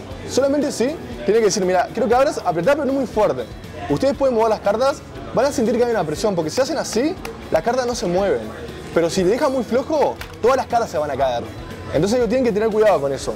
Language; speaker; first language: Spanish; native; Spanish